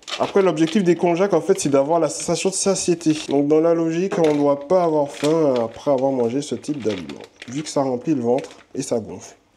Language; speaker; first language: French; native; French